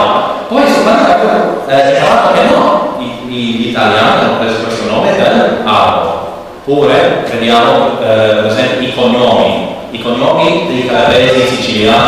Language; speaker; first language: Italian; non-native, learner; English